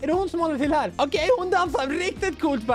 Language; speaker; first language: Swedish; native; Swedish